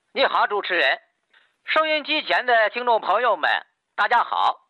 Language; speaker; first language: Chinese; native; Chinese